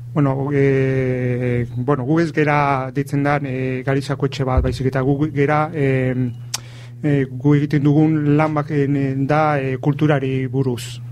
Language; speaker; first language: Basque; early bilingual, other home language; Galician